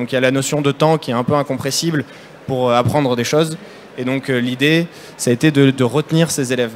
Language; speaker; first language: French; native; French